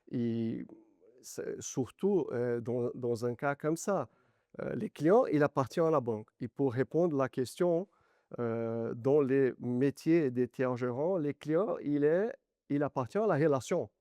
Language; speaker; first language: French; non-native, learner; Portuguese